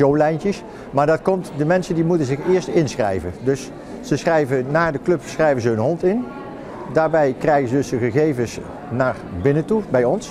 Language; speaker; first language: Dutch; native; Dutch